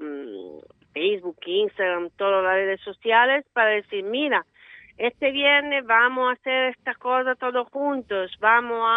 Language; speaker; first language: Spanish; non-native, fluent; Italian